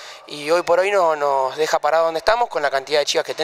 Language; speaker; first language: Spanish; native; Spanish